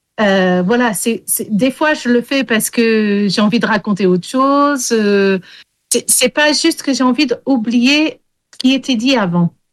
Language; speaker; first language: French; early bilingual, heritage; English